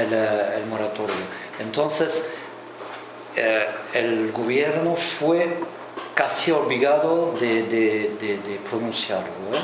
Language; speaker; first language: Spanish; non-native, fluent; French